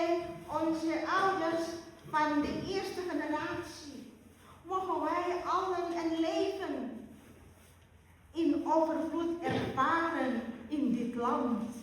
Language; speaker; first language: Dutch; early bilingual, other home language; Malay